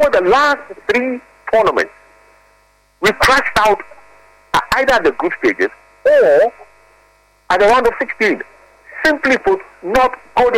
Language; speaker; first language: English; non-native, local second language; Akan